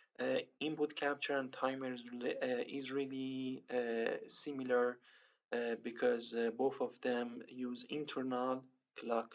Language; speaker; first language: English; non-native, learner; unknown